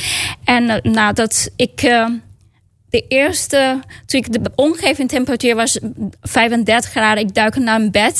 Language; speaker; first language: Dutch; non-native, learner; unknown